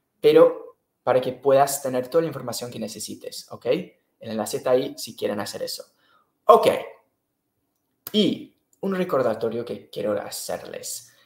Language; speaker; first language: Spanish; non-native, fluent; English